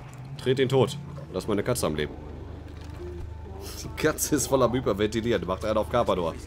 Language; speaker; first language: German; native; German